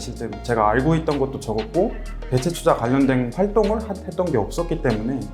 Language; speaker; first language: Korean; native; Korean